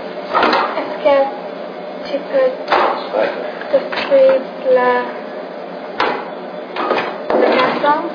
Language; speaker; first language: French; non-native, learner; English